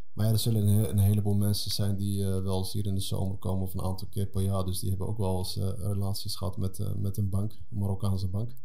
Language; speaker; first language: Dutch; early bilingual, other home language; Arabic